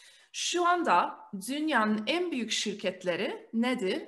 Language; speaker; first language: Turkish; early bilingual, heritage; Turkish